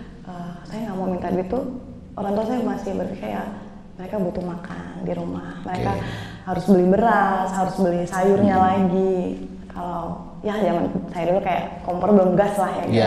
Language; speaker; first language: Indonesian; native; Indonesian